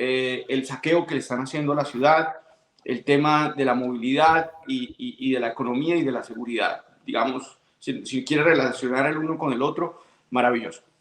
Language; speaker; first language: Spanish; native; Spanish